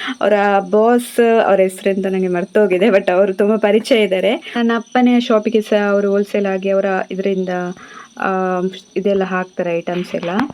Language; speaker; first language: Kannada; non-native, local second language; Tulu